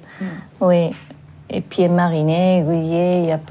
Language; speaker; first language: French; non-native, fluent; Japanese